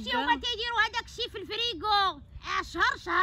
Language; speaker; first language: Arabic; native; Arabic